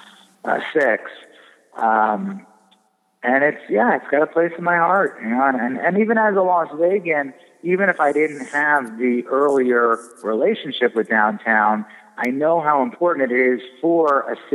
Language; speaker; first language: English; native; English